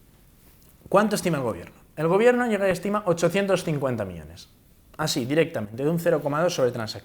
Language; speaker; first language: Spanish; native; Spanish